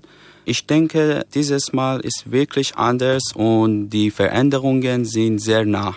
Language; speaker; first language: German; non-native, fluent; Persian